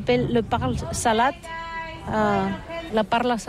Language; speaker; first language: French; non-native, learner; Catalan